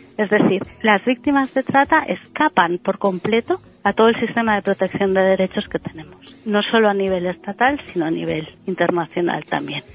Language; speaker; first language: Spanish; native; Spanish